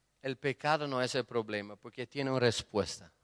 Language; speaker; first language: Spanish; non-native, fluent; Portuguese